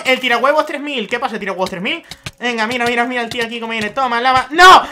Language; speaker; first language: Spanish; native; Spanish